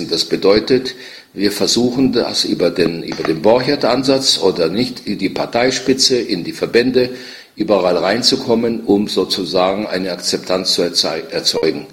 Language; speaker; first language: German; native; German